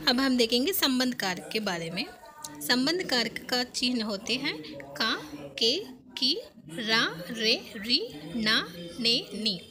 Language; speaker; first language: Hindi; non-native, local second language; Telugu